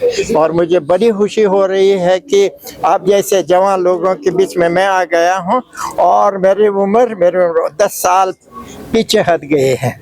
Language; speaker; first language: Hindi; non-native, fluent; Uzbek